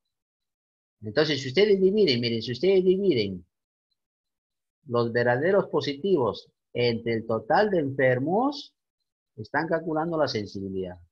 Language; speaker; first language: Spanish; native; Spanish